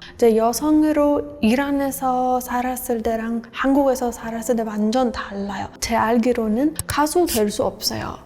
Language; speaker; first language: Korean; non-native, fluent; Persian